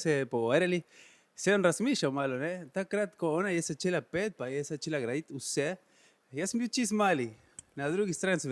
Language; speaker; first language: Slovenian; non-native, fluent; Spanish